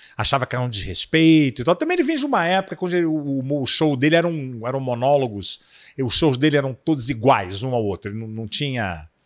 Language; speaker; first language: Portuguese; native; Portuguese